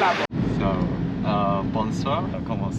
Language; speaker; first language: French; non-native, learner; Japanese